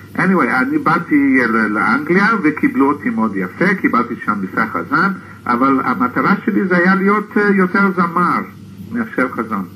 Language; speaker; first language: Hebrew; early bilingual, other home language; English